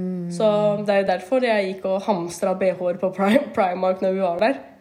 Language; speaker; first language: Norwegian; native; Norwegian